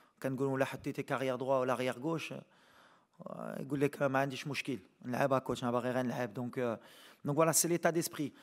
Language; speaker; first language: French; native; French